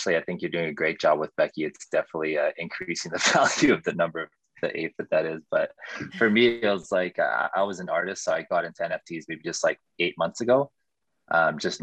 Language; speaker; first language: English; native; English